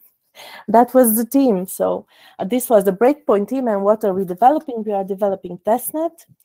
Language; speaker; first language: English; non-native, fluent; Romanian